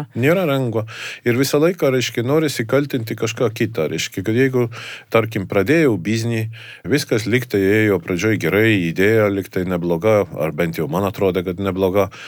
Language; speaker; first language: Lithuanian; non-native, fluent; Estonian